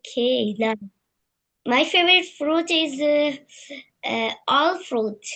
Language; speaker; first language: English; non-native, learner; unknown